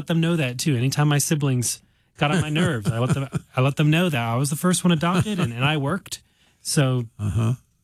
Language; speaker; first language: English; native; English